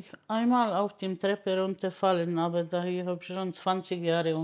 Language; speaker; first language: German; non-native, learner; Polish